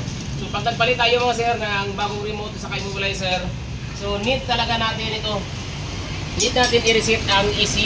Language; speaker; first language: Filipino; native; Filipino